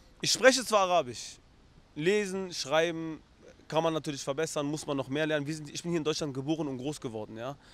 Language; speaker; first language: German; early bilingual, other home language; Arabic